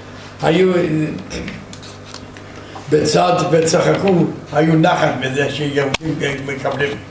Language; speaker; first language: Hebrew; non-native, fluent; Yiddish